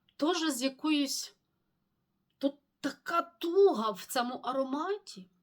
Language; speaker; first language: Ukrainian; non-native, local second language; Russian